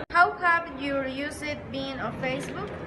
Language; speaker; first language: English; non-native, learner; Spanish